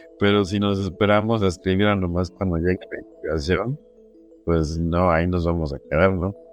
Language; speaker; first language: Spanish; early bilingual, heritage; Spanish